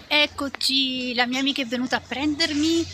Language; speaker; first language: Italian; native; Italian